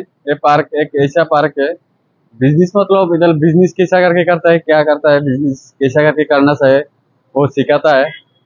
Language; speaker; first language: Hindi; non-native, local second language; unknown